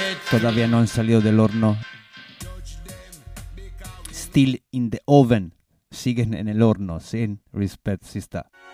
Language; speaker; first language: Spanish; native; Spanish